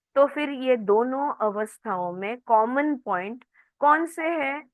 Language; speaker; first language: Hindi; non-native, local second language; Marathi